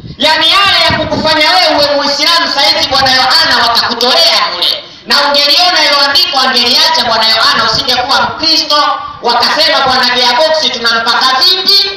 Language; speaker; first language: Swahili; native; Swahili